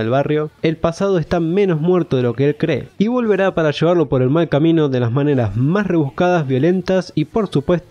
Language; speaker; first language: Spanish; native; Spanish